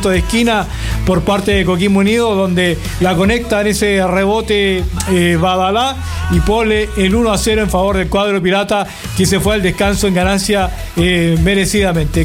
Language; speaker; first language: Spanish; native; Spanish